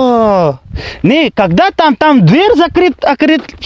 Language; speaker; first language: Russian; non-native, learner; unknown